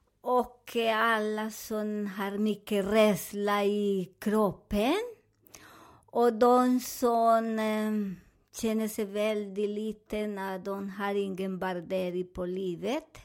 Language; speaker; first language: Swedish; non-native, learner; Spanish